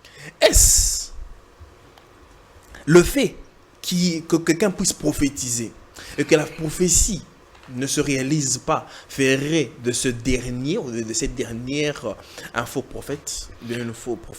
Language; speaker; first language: French; non-native, local second language; Lingala